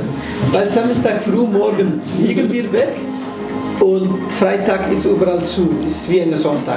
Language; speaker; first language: German; non-native, fluent; Somali